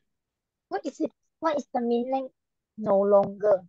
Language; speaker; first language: English; non-native, learner; Malay